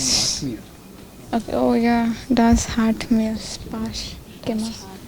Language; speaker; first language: German; non-native, learner; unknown